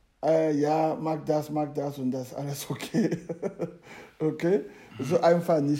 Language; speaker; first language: German; non-native, learner; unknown